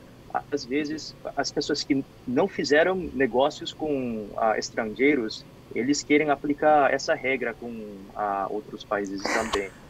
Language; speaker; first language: Portuguese; non-native, fluent; Korean